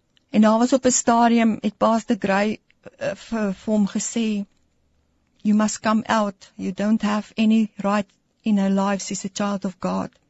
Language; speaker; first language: English; non-native, learner; Afrikaans